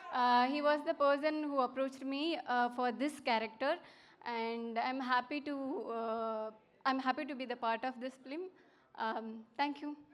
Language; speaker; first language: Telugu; non-native, learner; Tamil